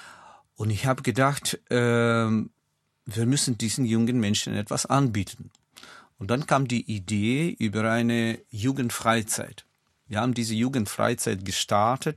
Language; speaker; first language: German; non-native, fluent; Russian